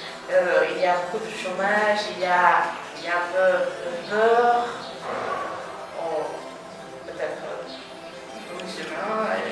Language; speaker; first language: French; non-native, learner; Spanish